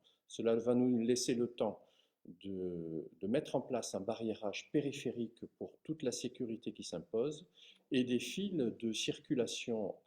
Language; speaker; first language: French; native; French